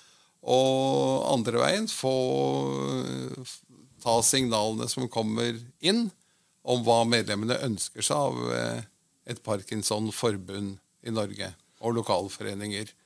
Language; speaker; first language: Norwegian; native; Norwegian